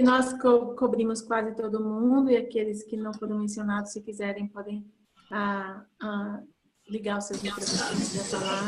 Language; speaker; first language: Portuguese; native; Portuguese